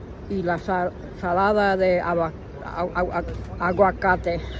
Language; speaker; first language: Spanish; non-native, learner; English